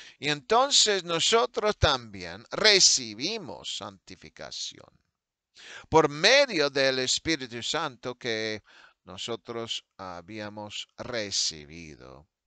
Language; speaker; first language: Spanish; non-native, fluent; English